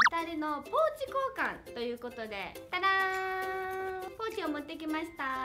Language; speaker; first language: Japanese; non-native, fluent; Korean